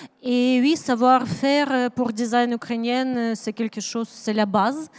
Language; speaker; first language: French; non-native, learner; Ukrainian